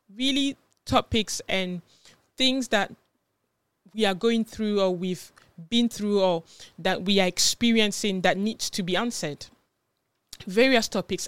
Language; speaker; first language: English; non-native, fluent; French